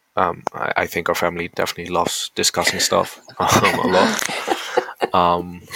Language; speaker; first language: English; early bilingual, heritage; Dutch